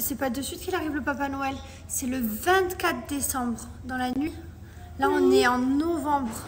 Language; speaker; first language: French; native; French